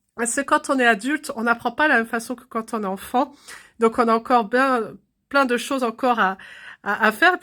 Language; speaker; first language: French; native; French